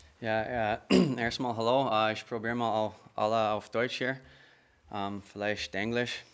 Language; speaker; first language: German; non-native, learner; English